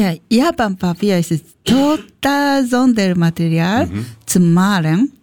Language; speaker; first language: German; non-native, learner; Japanese